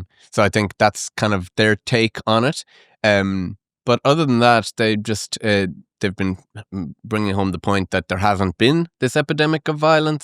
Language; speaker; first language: English; native; English